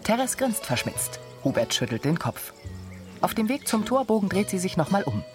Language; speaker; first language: German; native; German